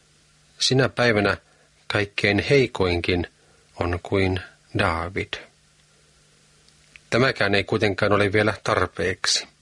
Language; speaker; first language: Finnish; native; Finnish